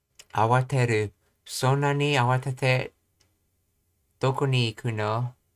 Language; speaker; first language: Japanese; non-native, learner; English